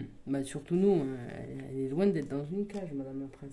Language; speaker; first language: French; native; French